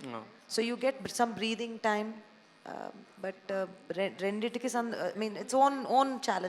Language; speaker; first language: Telugu; native; Telugu